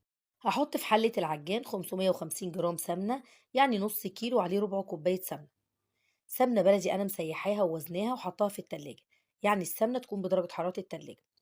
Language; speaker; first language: Arabic; native; Arabic